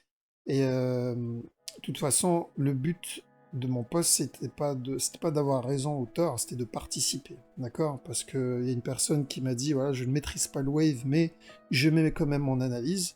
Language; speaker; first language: French; native; French